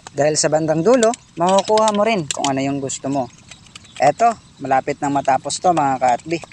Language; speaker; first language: Filipino; non-native, local second language; Cebuano